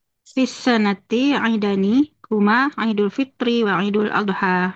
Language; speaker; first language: Arabic; non-native, learner; Indonesian